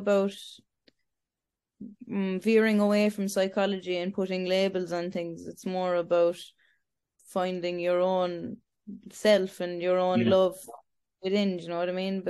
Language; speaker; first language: English; native; English